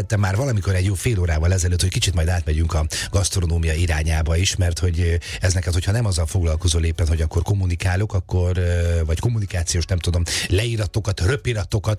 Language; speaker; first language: Hungarian; native; Hungarian